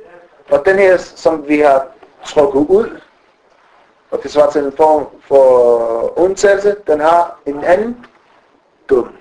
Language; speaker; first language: Danish; non-native, fluent; Arabic